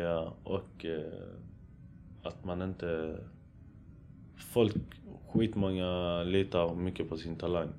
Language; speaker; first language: Swedish; early bilingual, other home language; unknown